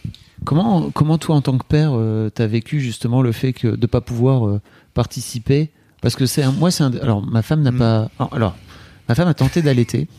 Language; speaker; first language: French; native; French